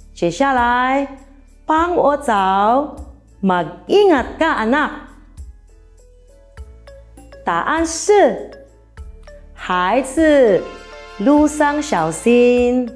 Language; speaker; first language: Chinese; non-native, fluent; Filipino